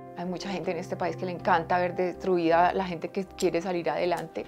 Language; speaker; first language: Spanish; native; Spanish